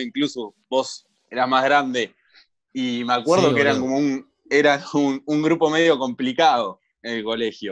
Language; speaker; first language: Spanish; native; Spanish